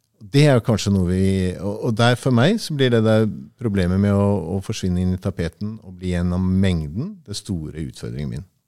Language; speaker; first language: Norwegian; early bilingual, heritage; Norwegian